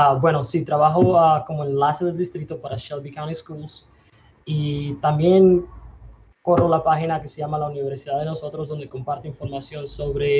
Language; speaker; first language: Spanish; early bilingual, other home language; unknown